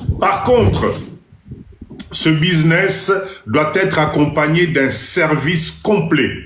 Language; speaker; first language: French; non-native, local second language; Lingala